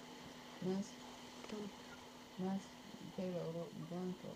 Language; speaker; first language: Spanish; non-native, learner; English